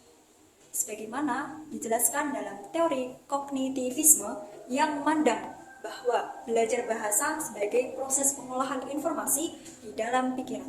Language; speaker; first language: Indonesian; native; Indonesian